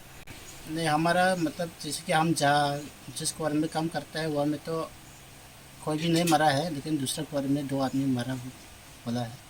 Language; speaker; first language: Hindi; non-native, local second language; Garo